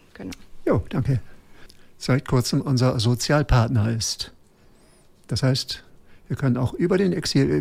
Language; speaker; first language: German; native; German